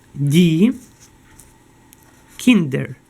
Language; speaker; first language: German; non-native, fluent; Ukrainian